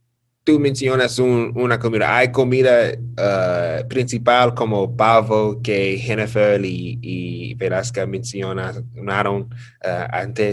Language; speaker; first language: Spanish; non-native, learner; English